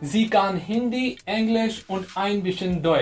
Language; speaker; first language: German; non-native, fluent; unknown